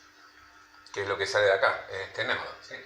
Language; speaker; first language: Spanish; native; Spanish